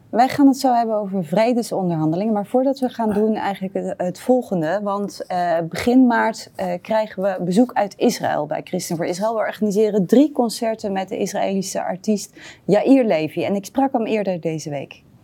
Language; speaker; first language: Dutch; native; Dutch